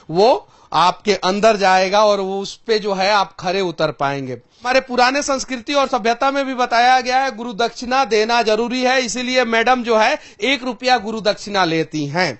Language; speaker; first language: Hindi; native; Hindi